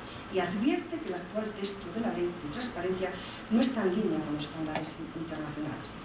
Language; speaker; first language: Spanish; native; Spanish